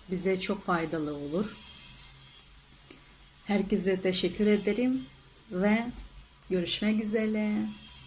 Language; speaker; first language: Turkish; non-native, learner; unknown